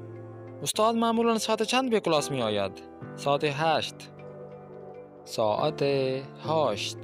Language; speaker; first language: Persian; non-native, fluent; Urdu